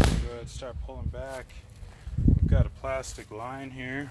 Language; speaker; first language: English; native; English